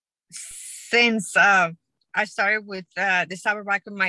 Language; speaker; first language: English; non-native, fluent; Spanish